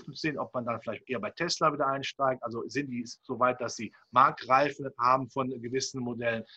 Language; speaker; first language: German; native; German